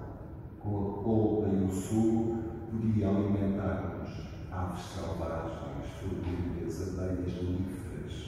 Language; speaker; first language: Portuguese; native; Portuguese